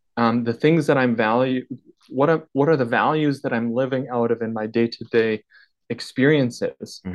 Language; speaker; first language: English; native; English